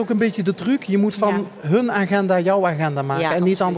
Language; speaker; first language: Dutch; native; Dutch